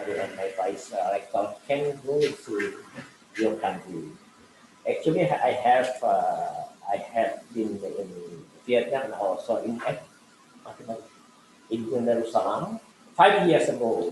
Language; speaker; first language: English; non-native, learner; Indonesian